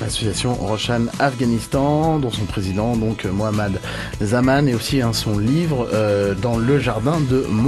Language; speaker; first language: French; native; French